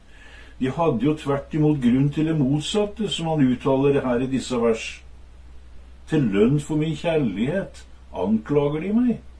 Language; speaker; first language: Norwegian; native; Norwegian